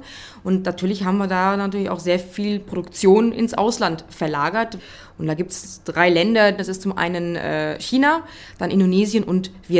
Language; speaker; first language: German; native; German